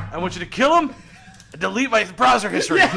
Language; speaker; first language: English; native; English